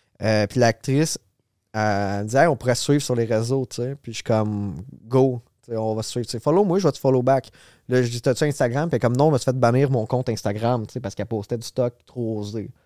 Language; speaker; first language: French; native; French